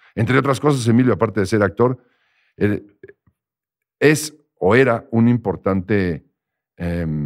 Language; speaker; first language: Spanish; native; Spanish